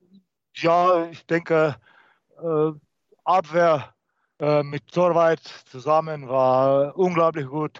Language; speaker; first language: German; non-native, learner; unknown